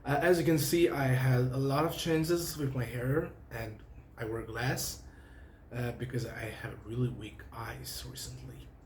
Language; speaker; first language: English; non-native, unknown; Persian